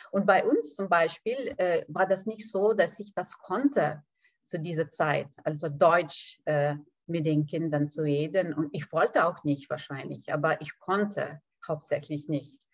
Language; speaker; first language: German; non-native, fluent; Lithuanian